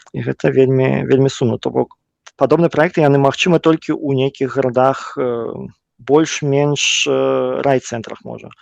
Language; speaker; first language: Belarusian; non-native, local second language; Russian